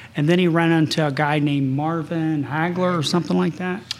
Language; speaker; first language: English; native; English